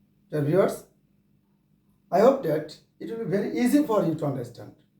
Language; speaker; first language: English; non-native, local second language; Bangla